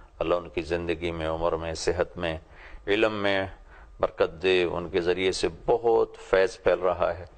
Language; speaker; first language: Urdu; non-native, local second language; Punjabi